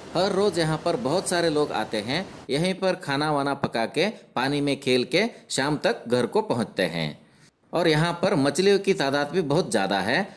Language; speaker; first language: Hindi; non-native, local second language; Kannada